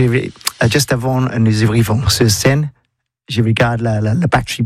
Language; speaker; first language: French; non-native, learner; English